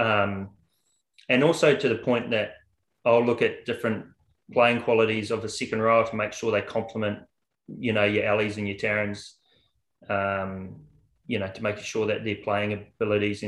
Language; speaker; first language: English; native; English